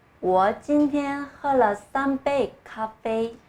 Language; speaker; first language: Chinese; non-native, learner; Korean